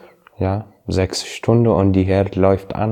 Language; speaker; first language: German; non-native, learner; Arabic